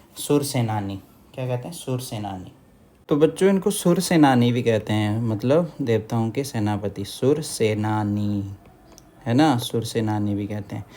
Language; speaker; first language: Hindi; native; Hindi